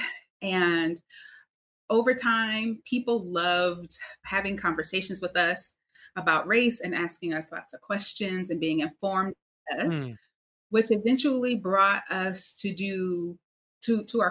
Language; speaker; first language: English; native; English